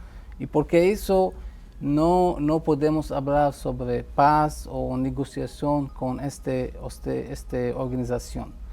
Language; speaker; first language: Spanish; non-native, fluent; Hebrew